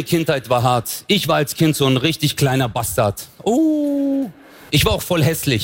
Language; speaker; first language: German; early bilingual, other home language; Turkish